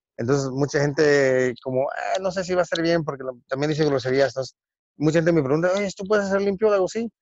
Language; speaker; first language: Spanish; early bilingual, heritage; Spanish